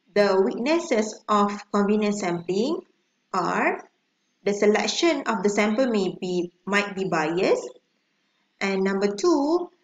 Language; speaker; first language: English; non-native, local second language; Malay